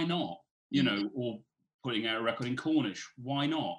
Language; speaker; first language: English; native; English